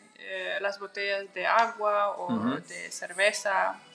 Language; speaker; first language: Spanish; non-native, fluent; Russian